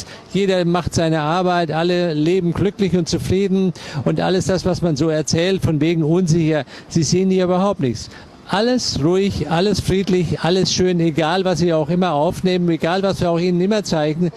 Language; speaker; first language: German; native; German